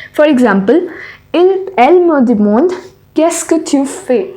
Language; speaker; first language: French; non-native, fluent; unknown